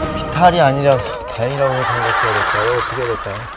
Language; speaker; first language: Korean; native; Korean